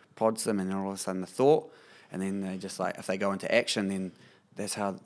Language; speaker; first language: English; native; English